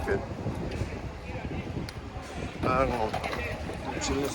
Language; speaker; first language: Spanish; early bilingual, heritage; English